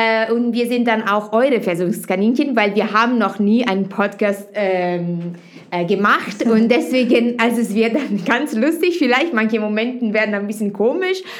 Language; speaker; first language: German; non-native, fluent; Italian